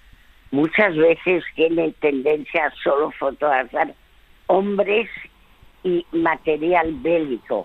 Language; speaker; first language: Spanish; early bilingual, other home language; French